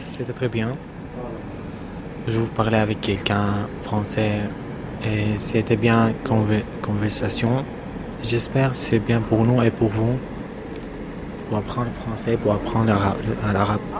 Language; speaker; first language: French; non-native, learner; Arabic